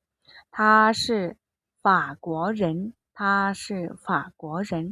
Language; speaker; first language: Chinese; non-native, fluent; Mongolian